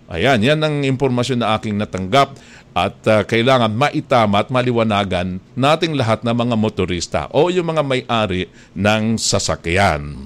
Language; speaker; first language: Filipino; native; Filipino